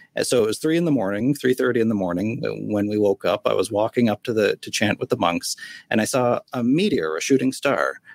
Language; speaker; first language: English; native; English